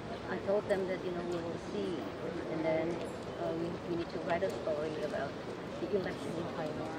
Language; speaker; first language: English; non-native, fluent; Chinese